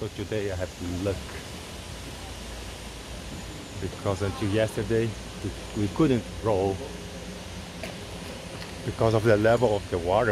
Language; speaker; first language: English; non-native, fluent; Portuguese